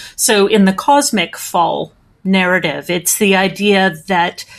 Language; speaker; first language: English; native; English